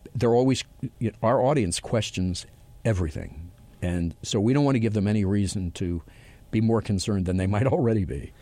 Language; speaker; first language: English; native; English